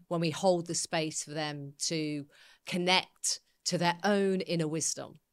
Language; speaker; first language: English; native; English